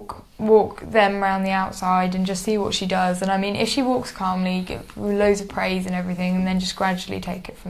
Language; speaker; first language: English; native; English